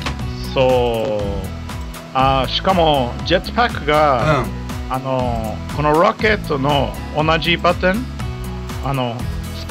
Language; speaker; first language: Japanese; non-native, fluent; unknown